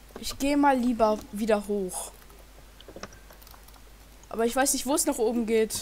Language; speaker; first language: German; native; German